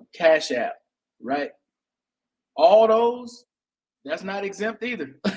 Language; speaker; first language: English; native; English